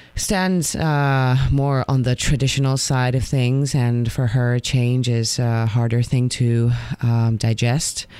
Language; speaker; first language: English; non-native, fluent; Spanish